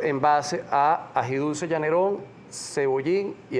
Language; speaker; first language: Spanish; native; Spanish